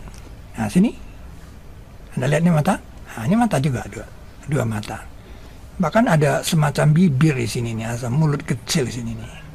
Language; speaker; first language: Indonesian; native; Indonesian